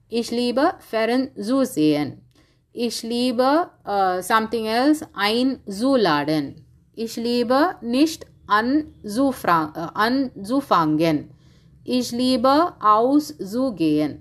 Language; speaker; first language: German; non-native, fluent; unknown